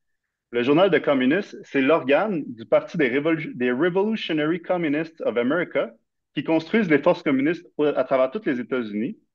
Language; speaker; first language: French; native; French